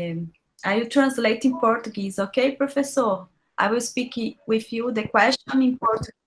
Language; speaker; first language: English; non-native, learner; Portuguese